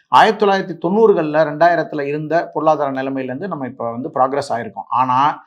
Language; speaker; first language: Tamil; native; Tamil